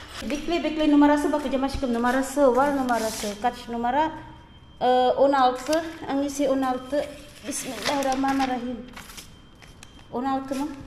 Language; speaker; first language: Turkish; non-native, learner; Filipino